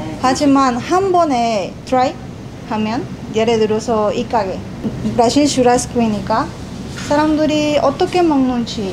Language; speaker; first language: Korean; non-native, fluent; Spanish